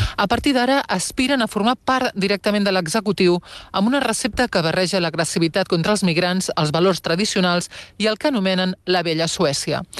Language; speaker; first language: Catalan; native; Catalan